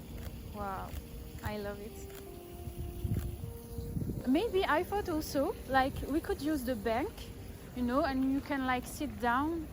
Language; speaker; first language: English; non-native, fluent; French